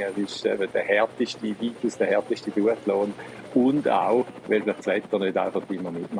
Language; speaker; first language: German; native; German